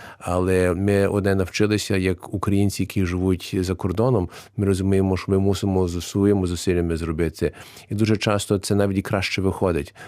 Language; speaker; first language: Ukrainian; early bilingual, heritage; Ukrainian